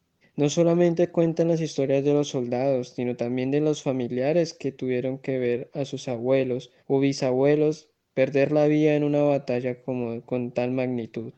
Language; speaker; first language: Spanish; native; Spanish